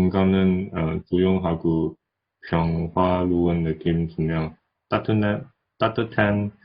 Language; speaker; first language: Korean; non-native, learner; Chinese